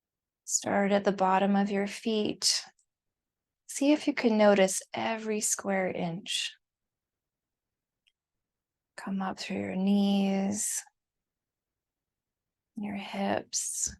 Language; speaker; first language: English; native; English